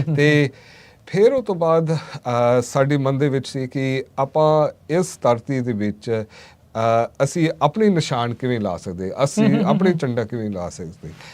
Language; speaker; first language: Punjabi; early bilingual, heritage; Punjabi